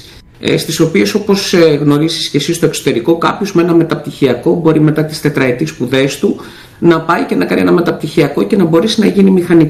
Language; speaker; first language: Greek; native; Greek